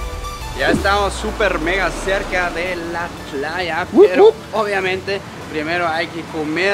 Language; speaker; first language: Spanish; non-native, fluent; German